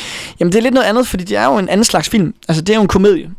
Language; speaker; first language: Danish; native; Danish